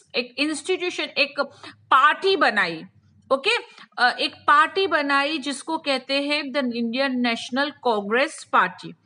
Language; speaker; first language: Hindi; non-native, local second language; Gujarati